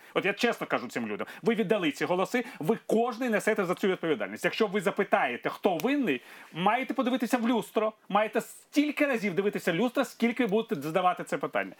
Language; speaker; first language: Ukrainian; non-native, local second language; Russian